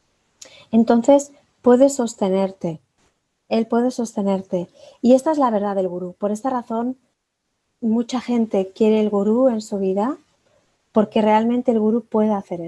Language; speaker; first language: Spanish; native; Spanish